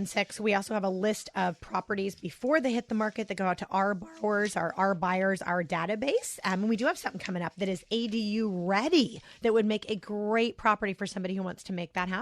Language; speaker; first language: English; native; English